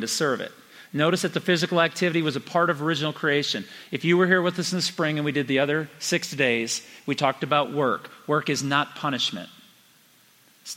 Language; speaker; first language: English; native; English